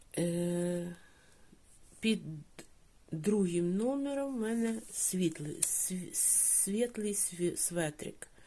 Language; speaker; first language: Ukrainian; non-native, local second language; Russian